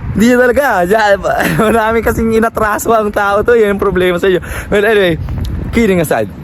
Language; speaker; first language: Filipino; non-native, local second language; Pampanga